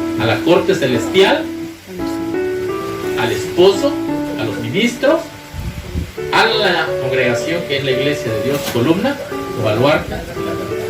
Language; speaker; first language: Spanish; native; Spanish